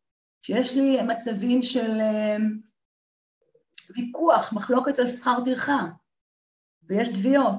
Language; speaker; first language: Hebrew; native; Hebrew